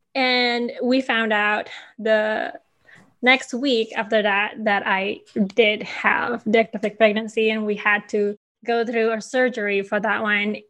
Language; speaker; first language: English; non-native, fluent; Indonesian